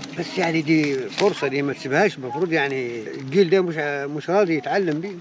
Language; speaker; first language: Egyptian Arabic; non-native, local second language; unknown